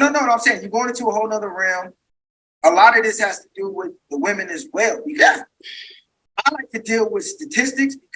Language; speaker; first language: English; native; English